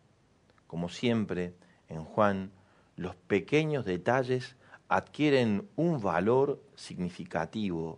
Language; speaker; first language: Spanish; native; Spanish